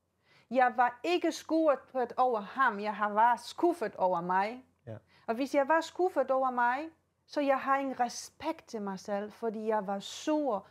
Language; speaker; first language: Danish; non-native, fluent; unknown